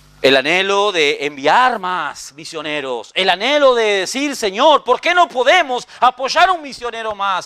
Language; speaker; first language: Spanish; native; Spanish